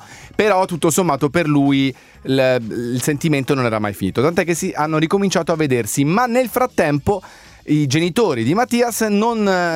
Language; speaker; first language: Italian; native; Italian